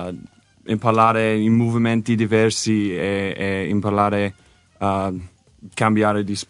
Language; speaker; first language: Italian; non-native, learner; English